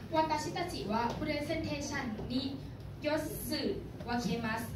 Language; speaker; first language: Japanese; non-native, learner; Thai